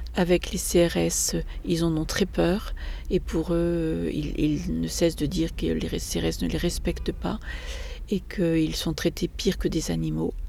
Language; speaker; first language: French; native; French